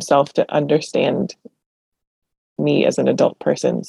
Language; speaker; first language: English; early bilingual, other home language; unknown